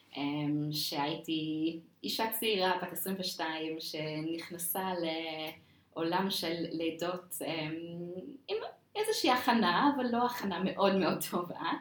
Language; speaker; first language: Hebrew; non-native, fluent; English